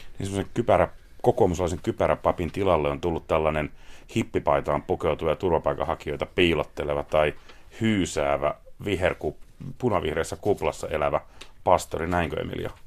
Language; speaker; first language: Finnish; native; Finnish